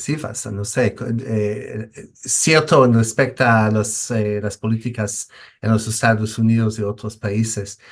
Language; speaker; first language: Spanish; non-native, fluent; English